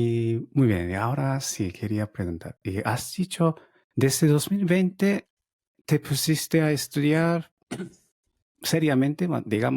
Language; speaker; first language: Spanish; non-native, learner; Japanese